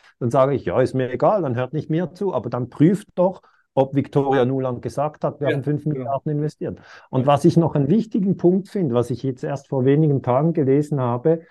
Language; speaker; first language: German; non-native, local second language; Italian